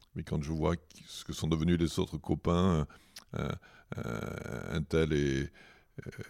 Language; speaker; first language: French; native; French